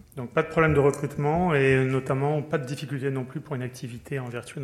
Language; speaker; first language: French; native; French